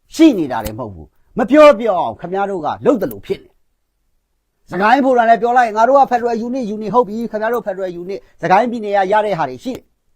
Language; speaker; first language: Burmese; non-native, local second language; Kachin